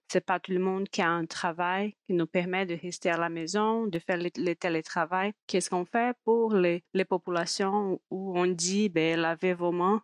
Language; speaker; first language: French; non-native, fluent; Portuguese